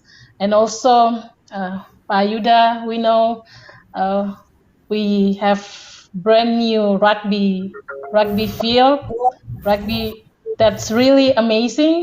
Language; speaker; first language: English; non-native, fluent; Indonesian